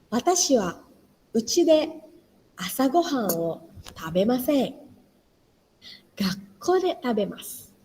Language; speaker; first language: Japanese; non-native, fluent; Indonesian